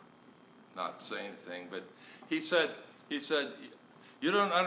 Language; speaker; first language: English; native; English